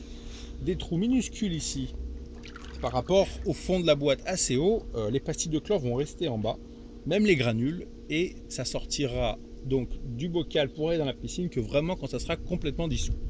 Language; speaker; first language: French; native; French